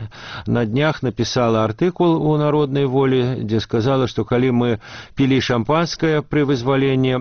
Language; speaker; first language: Belarusian; native; Belarusian